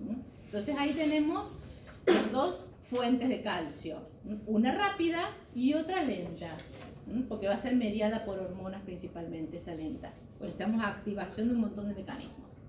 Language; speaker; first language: Spanish; native; Spanish